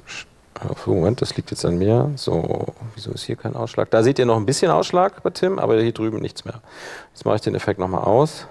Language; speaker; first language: German; native; German